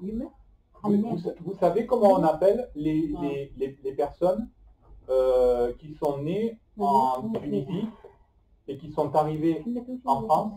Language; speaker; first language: French; native; French